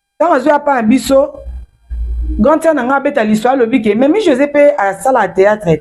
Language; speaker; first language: Lingala; non-native, local second language; Kongo